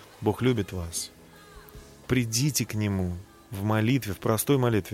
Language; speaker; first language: Russian; native; Russian